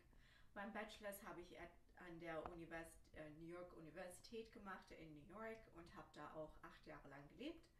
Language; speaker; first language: German; early bilingual, other home language; Turkish